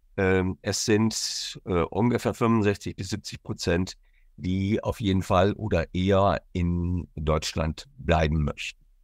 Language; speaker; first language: German; native; German